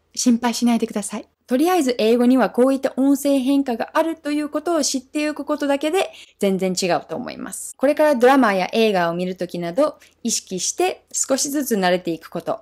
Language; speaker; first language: Japanese; non-native, fluent; English